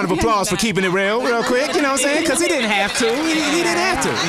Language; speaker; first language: English; native; English